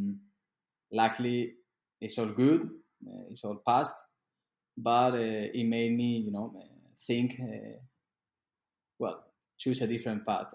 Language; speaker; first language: English; non-native, fluent; Spanish